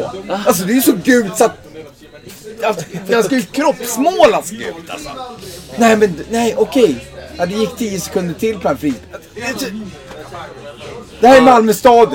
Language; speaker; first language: Swedish; native; Swedish